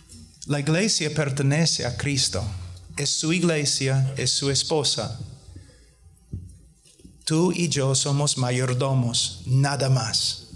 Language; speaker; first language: Spanish; non-native, fluent; English